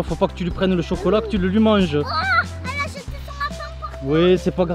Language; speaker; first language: French; native; French